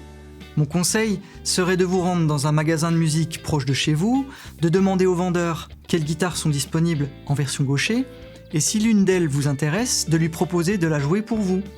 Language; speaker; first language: French; native; French